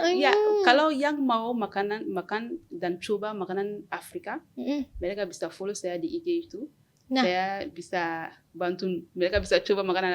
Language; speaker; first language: Indonesian; non-native, learner; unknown